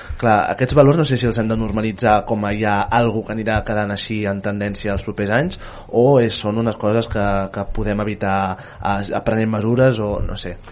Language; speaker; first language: Catalan; native; Catalan